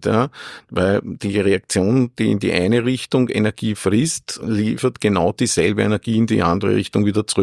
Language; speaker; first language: German; native; German